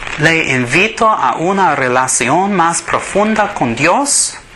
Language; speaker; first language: Spanish; non-native, learner; English